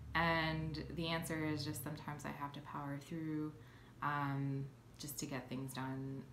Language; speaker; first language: English; native; English